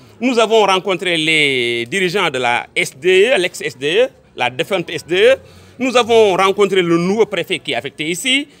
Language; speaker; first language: French; non-native, local second language; Wolof